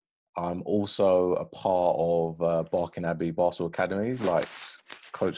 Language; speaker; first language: English; native; English